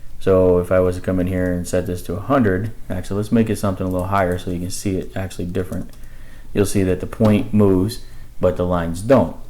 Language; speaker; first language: English; native; English